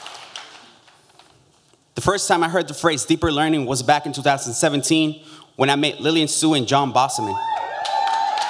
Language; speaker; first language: English; early bilingual, other home language; Spanish